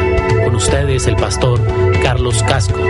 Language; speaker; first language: Spanish; native; Spanish